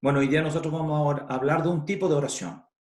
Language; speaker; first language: Spanish; native; Spanish